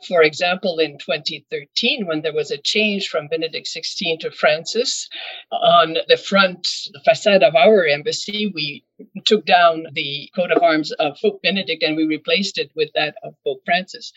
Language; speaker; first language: English; non-native, fluent; French